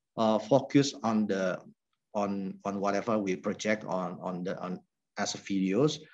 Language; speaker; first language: English; non-native, fluent; Indonesian